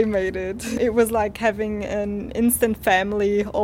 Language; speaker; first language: English; non-native, fluent; Swiss German